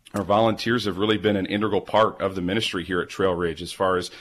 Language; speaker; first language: English; native; English